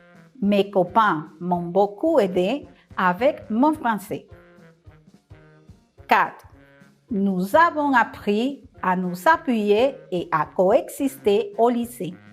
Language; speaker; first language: French; non-native, fluent; Spanish